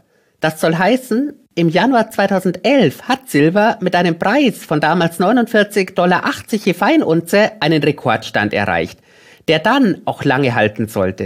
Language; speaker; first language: German; native; German